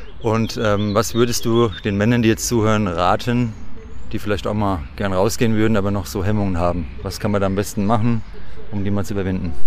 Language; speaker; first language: German; native; German